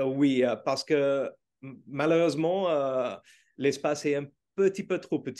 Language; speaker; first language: French; non-native, fluent; Portuguese